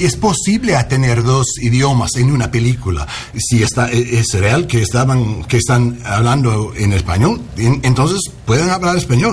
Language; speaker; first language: Spanish; non-native, learner; English